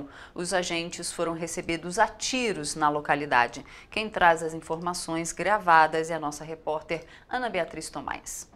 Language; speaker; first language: Portuguese; native; Portuguese